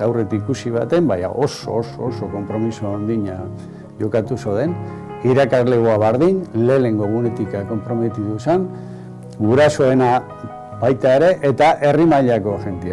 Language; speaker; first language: Basque; native; Basque